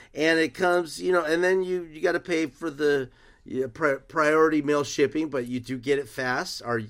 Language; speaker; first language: English; early bilingual, other home language; Spanish